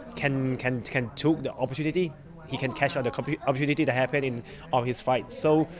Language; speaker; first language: English; non-native, learner; Thai